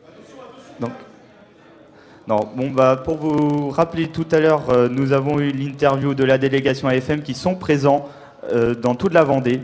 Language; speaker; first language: French; native; French